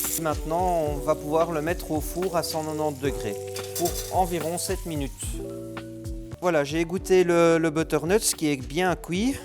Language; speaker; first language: French; native; French